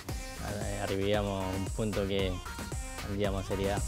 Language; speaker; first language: Italian; non-native, learner; Korean